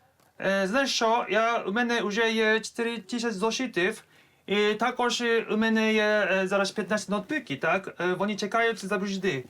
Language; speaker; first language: Ukrainian; non-native, learner; Japanese